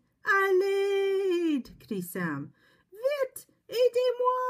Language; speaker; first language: French; non-native, fluent; English